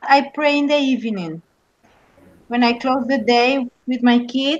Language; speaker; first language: English; non-native, learner; Spanish